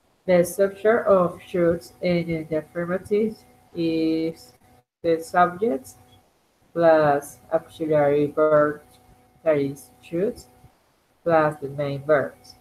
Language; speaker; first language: English; non-native, learner; Spanish